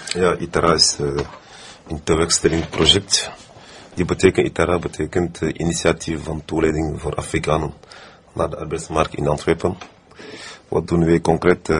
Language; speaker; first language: Dutch; non-native, fluent; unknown